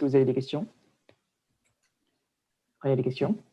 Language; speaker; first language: French; native; French